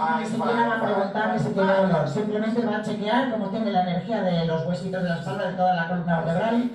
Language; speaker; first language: Spanish; native; Spanish